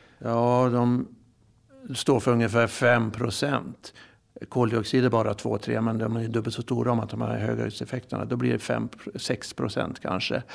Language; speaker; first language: Swedish; native; Swedish